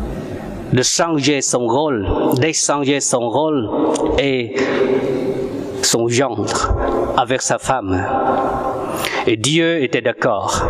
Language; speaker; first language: French; non-native, fluent; Vietnamese